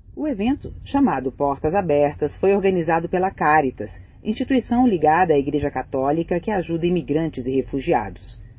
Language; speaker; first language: Portuguese; native; Portuguese